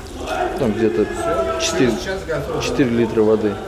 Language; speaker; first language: Russian; native; Russian